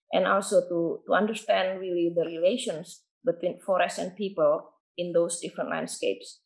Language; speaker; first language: English; non-native, fluent; Indonesian